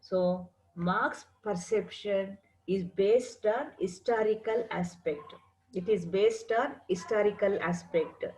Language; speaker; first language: English; non-native, local second language; Kannada